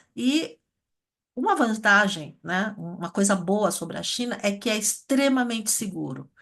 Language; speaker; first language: Portuguese; early bilingual, other home language; Chinese